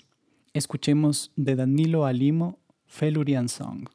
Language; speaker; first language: Spanish; native; Spanish